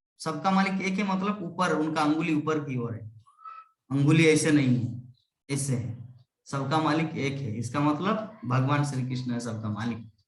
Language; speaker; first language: Hindi; non-native, local second language; Bangla